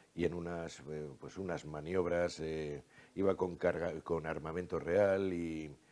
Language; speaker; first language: Spanish; native; Spanish